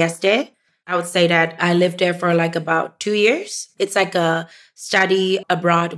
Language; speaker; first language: English; non-native, local second language; Chinese